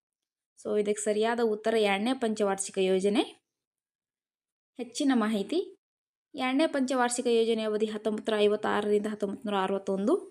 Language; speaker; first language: Kannada; native; Kannada